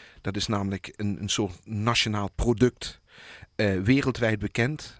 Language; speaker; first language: Dutch; native; Dutch